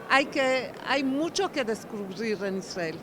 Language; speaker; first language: Spanish; non-native, fluent; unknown